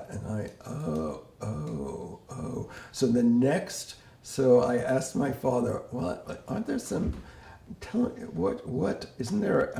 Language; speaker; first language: English; native; English